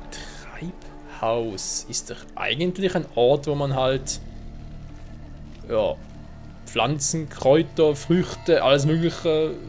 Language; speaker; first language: German; native; German